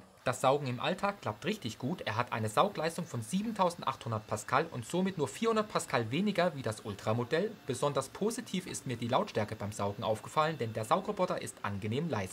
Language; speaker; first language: German; native; German